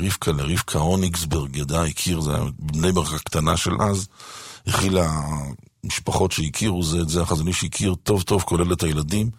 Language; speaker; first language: Hebrew; native; Hebrew